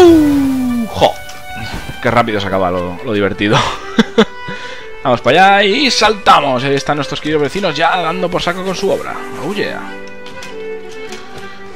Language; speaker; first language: Spanish; native; Spanish